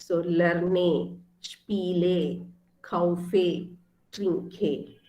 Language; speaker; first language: German; non-native, fluent; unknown